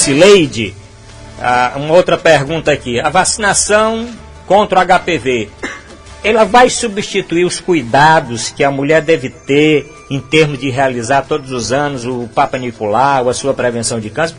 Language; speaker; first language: Portuguese; native; Portuguese